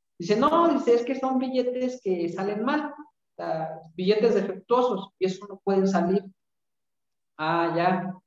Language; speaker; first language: Spanish; native; Spanish